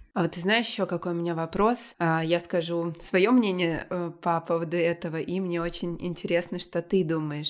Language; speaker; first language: Russian; native; Russian